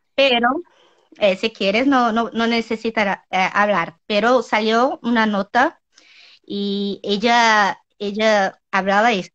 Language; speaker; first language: Spanish; non-native, learner; Portuguese